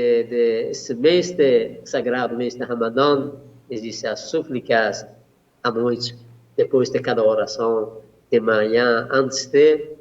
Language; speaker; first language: Portuguese; non-native, learner; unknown